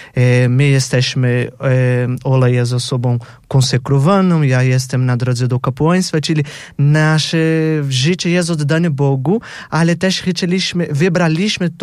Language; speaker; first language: Polish; non-native, fluent; Portuguese